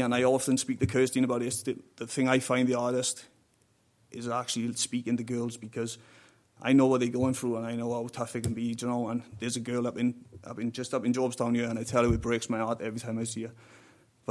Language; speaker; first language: English; native; English